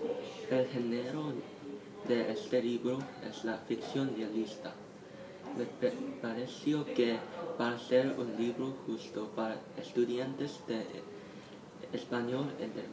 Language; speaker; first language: Spanish; non-native, learner; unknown